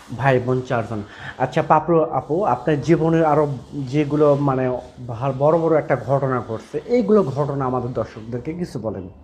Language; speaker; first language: Bangla; native; Bangla